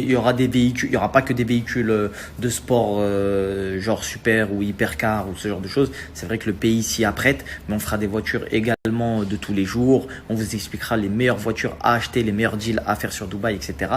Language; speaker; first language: French; native; French